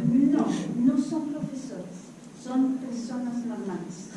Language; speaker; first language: Spanish; non-native, fluent; Swedish